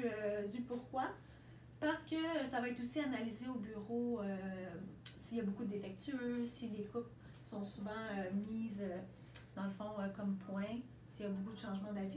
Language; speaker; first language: French; native; French